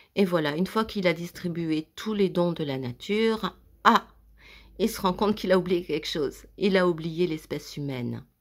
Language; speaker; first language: French; native; French